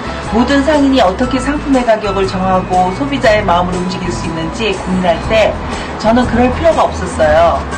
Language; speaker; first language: Korean; native; Korean